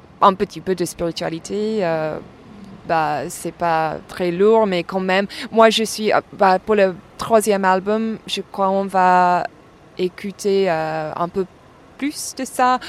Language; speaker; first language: French; non-native, fluent; English